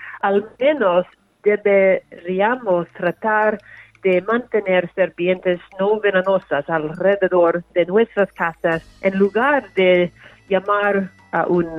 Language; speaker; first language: Spanish; non-native, learner; English